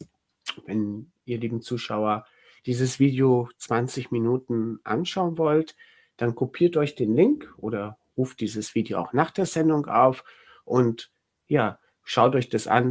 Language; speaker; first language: German; native; German